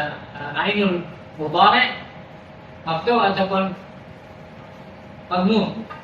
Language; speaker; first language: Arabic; non-native, fluent; Malay